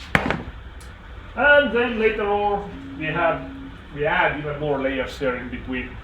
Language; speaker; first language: English; non-native, fluent; Estonian